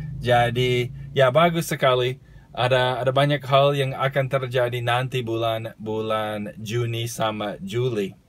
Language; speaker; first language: Indonesian; non-native, fluent; English